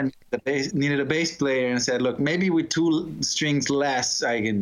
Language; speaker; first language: English; non-native, fluent; Italian